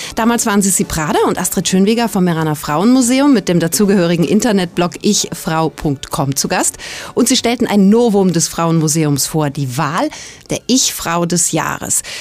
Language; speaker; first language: German; native; German